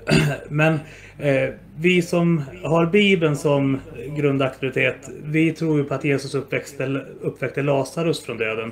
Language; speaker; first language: Swedish; native; Swedish